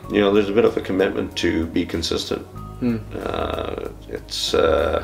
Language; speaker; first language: English; native; English